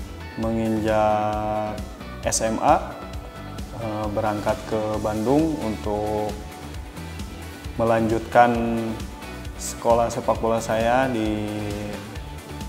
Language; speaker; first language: Indonesian; native; Indonesian